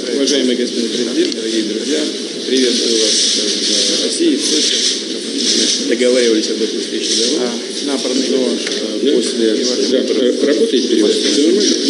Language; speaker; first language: Russian; native; Russian